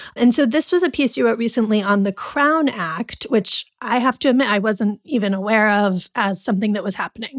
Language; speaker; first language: English; native; English